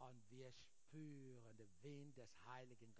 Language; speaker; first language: German; non-native, learner; English